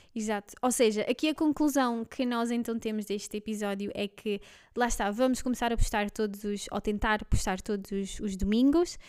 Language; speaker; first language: Portuguese; non-native, fluent; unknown